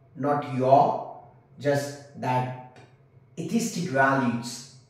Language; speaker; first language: English; non-native, local second language; Marathi